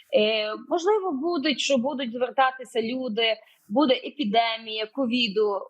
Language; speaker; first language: Ukrainian; native; Ukrainian